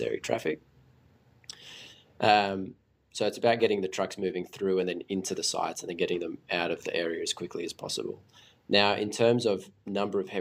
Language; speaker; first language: English; native; English